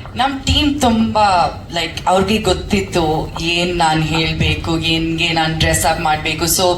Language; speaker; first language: Kannada; non-native, local second language; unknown